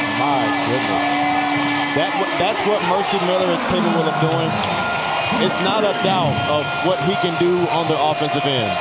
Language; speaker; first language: English; native; English